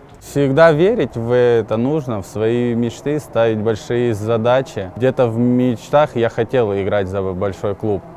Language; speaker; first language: Russian; native; Russian